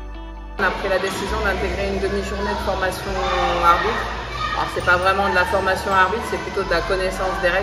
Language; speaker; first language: French; native; French